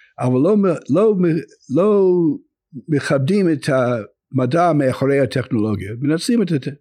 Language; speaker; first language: Hebrew; non-native, fluent; English